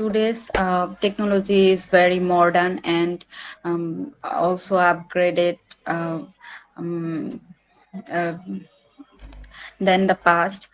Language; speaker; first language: English; non-native, learner; Bangla